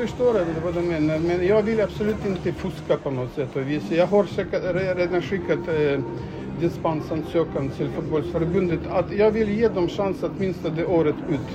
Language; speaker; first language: Swedish; non-native, fluent; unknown